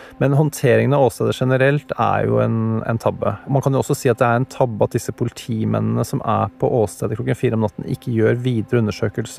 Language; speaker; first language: Norwegian; native; Norwegian